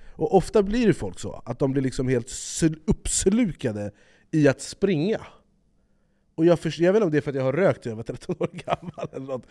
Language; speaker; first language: Swedish; native; Swedish